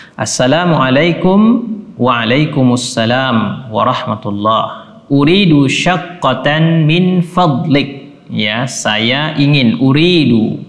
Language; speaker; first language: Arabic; non-native, fluent; Indonesian